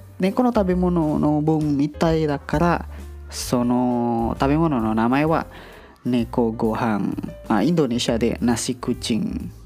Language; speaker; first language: Japanese; non-native, learner; Indonesian